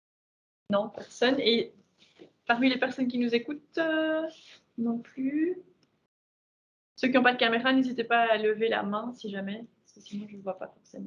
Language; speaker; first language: French; native; French